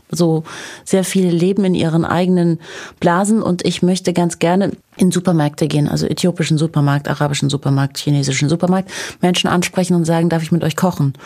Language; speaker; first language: German; native; German